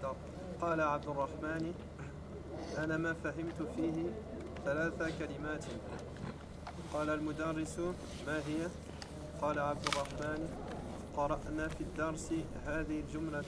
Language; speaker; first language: Arabic; non-native, learner; French